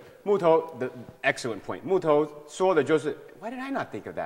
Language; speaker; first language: English; early bilingual, other home language; Chinese